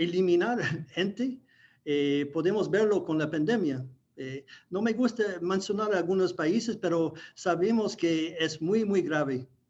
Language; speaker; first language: Spanish; non-native, fluent; English